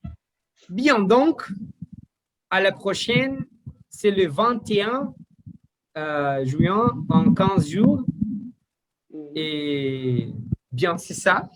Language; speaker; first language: French; non-native, learner; Portuguese